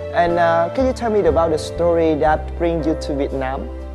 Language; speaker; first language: English; non-native, fluent; Vietnamese